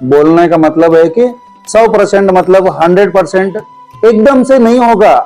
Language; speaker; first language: Hindi; non-native, local second language; Kannada